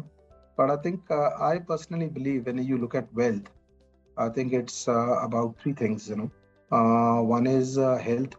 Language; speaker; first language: English; non-native, local second language; Punjabi